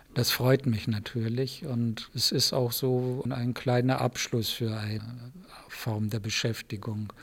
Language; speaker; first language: German; native; German